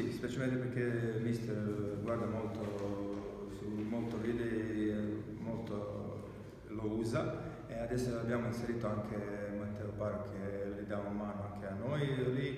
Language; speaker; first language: Italian; non-native, fluent; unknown